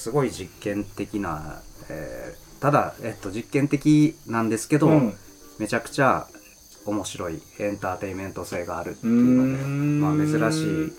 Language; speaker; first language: Japanese; native; Japanese